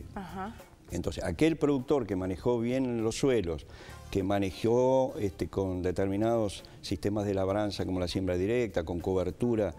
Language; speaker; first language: Spanish; native; Spanish